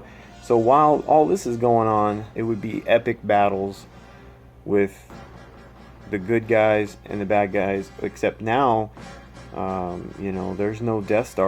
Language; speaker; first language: English; native; English